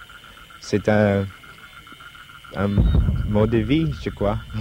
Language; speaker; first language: French; non-native, learner; English